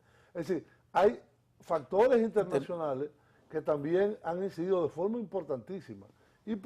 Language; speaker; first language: Spanish; native; Spanish